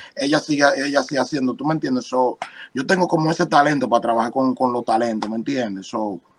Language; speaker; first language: Spanish; native; Spanish